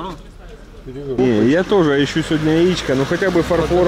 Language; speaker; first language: Russian; native; Russian